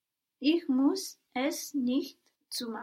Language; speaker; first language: German; non-native, learner; English